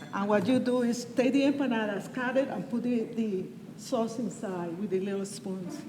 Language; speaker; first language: English; non-native, fluent; Spanish